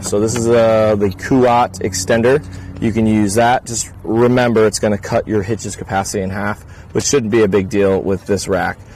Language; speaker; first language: English; native; English